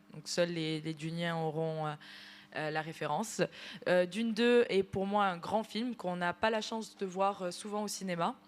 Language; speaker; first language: French; native; French